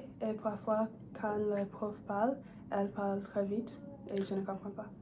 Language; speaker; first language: French; non-native, learner; English